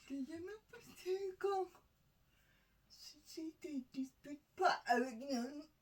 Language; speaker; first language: French; non-native, learner; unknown